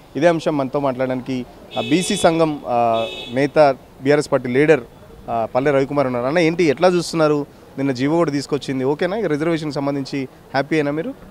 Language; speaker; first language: Telugu; native; Telugu